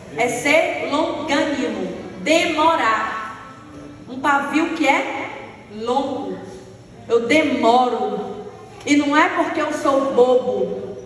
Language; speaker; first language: Portuguese; native; Portuguese